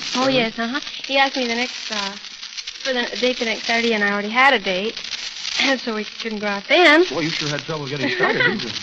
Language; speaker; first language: English; native; English